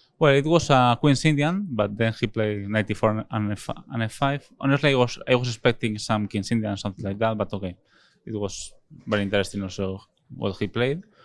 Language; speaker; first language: English; non-native, fluent; Spanish